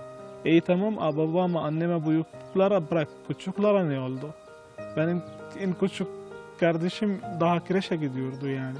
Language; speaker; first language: Turkish; non-native, fluent; Arabic